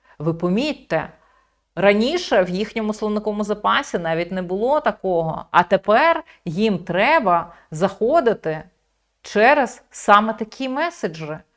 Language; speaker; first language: Ukrainian; native; Ukrainian